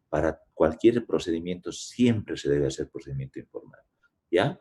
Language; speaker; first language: Spanish; native; Spanish